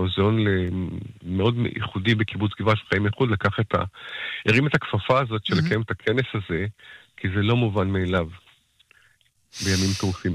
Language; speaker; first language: Hebrew; native; Hebrew